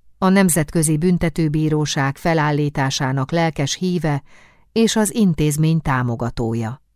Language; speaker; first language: Hungarian; native; Hungarian